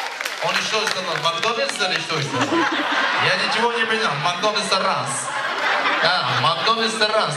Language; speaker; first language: Russian; non-native, learner; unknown